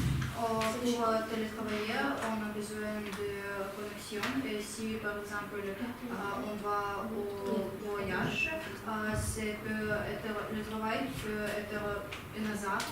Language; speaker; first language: French; non-native, learner; Ukrainian